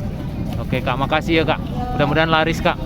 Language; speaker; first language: Indonesian; native; Indonesian